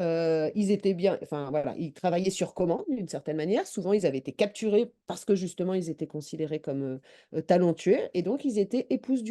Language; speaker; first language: French; native; French